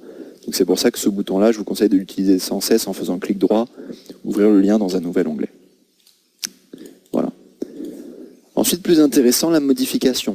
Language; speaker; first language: French; native; French